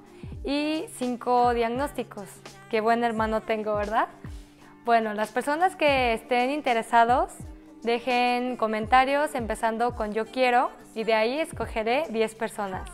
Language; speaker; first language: Spanish; early bilingual, other home language; Korean